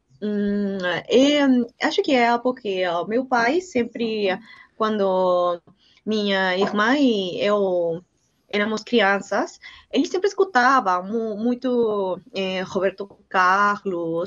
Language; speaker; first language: Portuguese; non-native, learner; Spanish